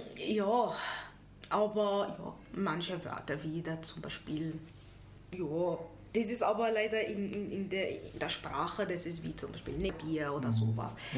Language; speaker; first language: German; non-native, fluent; Arabic